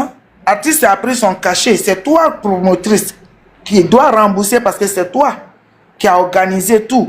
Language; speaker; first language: French; non-native, local second language; Bambara